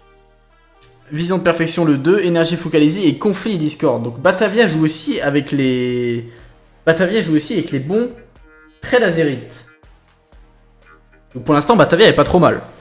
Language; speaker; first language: French; native; French